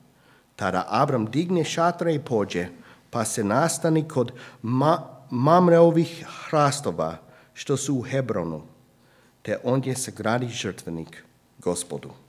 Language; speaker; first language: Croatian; non-native, fluent; English